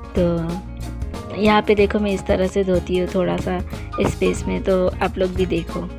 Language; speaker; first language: Hindi; non-native, local second language; Bangla